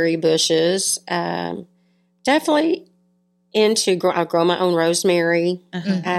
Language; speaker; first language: English; native; English